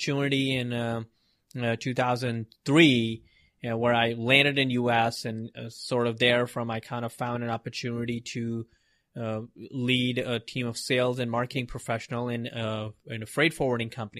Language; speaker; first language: English; non-native, local second language; Hindi